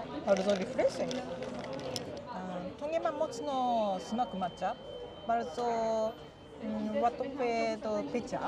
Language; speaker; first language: Polish; non-native, learner; Japanese